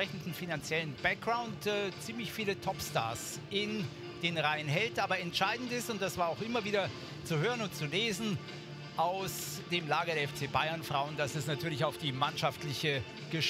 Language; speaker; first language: German; native; German